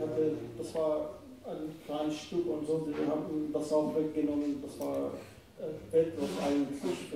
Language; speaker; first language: German; non-native, fluent; Arabic